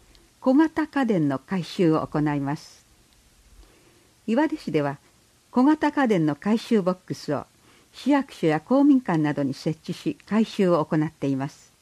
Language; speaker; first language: Japanese; native; Japanese